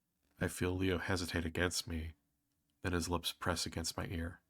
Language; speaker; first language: English; native; English